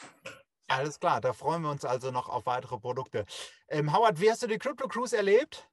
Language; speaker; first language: German; native; German